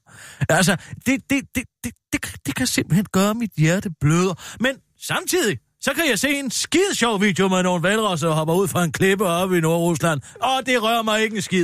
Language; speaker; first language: Danish; native; Danish